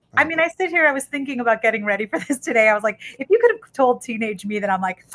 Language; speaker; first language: English; native; English